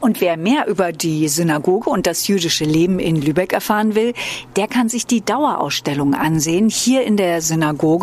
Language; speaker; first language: German; native; German